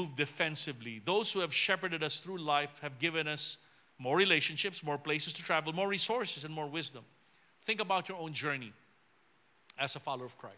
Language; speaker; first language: English; non-native, local second language; Filipino